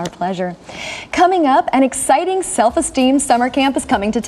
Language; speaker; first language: English; native; English